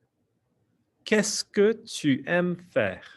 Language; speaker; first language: French; non-native, fluent; English